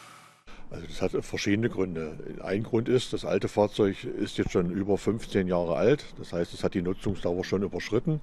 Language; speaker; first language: German; native; German